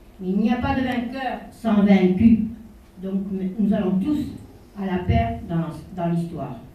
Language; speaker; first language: French; non-native, local second language; Spanish